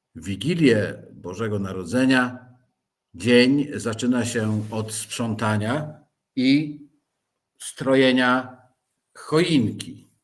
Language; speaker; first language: Polish; native; Polish